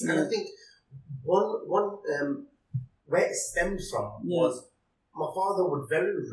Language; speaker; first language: English; early bilingual, other home language; Cantonese